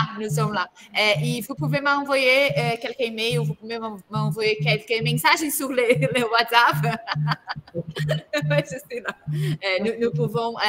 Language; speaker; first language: French; non-native, learner; Portuguese